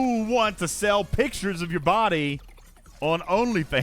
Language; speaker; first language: English; native; English